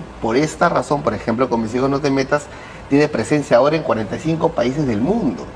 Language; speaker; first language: Spanish; native; Spanish